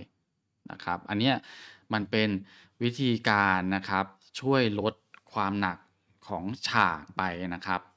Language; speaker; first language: Thai; native; Thai